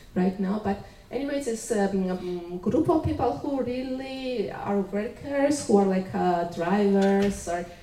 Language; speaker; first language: English; non-native, fluent; Georgian